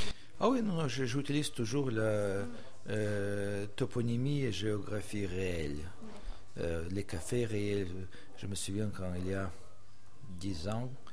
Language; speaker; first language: French; non-native, fluent; Russian